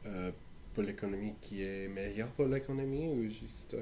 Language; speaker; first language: French; non-native, learner; English